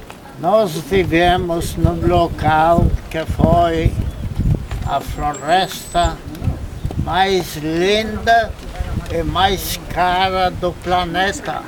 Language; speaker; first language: Portuguese; non-native, fluent; Polish